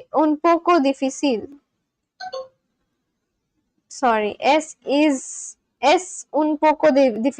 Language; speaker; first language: Spanish; non-native, learner; English